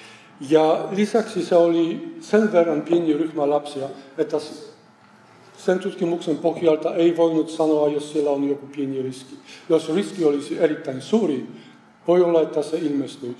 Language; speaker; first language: Finnish; non-native, fluent; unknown